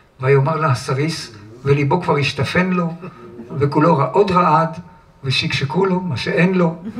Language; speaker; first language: Hebrew; native; Hebrew